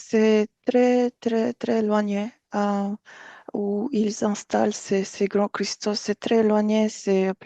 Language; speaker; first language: French; non-native, fluent; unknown